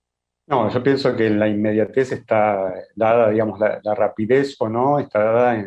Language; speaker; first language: Spanish; native; Spanish